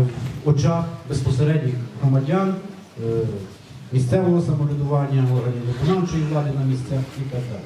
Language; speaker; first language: Ukrainian; native; Ukrainian